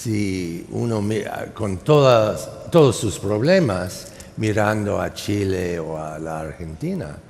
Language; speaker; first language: Spanish; non-native, fluent; English